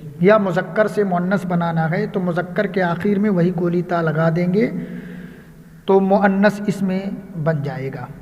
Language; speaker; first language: Urdu; native; Urdu